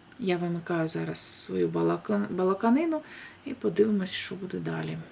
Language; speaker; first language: Ukrainian; non-native, local second language; Russian